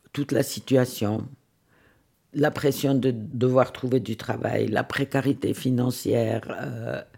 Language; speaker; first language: French; non-native, fluent; Swiss German